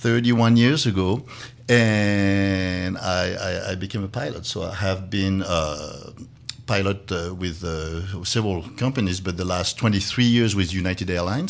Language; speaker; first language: English; non-native, fluent; French